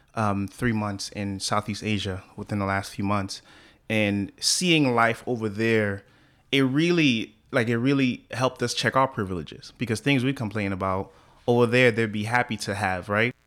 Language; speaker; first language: English; early bilingual, other home language; Haitian Creole